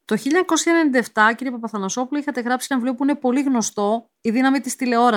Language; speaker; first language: Greek; native; Greek